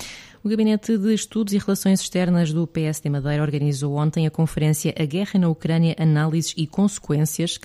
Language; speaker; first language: Portuguese; native; Portuguese